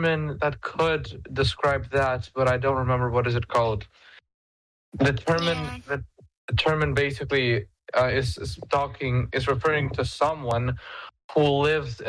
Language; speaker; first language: English; non-native, fluent; Lithuanian